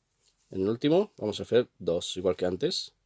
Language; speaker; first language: Spanish; native; Spanish